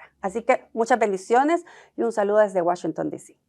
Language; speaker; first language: Spanish; native; Spanish